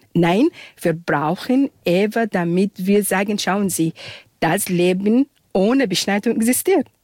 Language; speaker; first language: German; non-native, fluent; Arabic